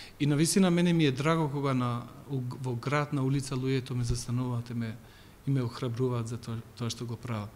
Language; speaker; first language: Macedonian; non-native, local second language; Albanian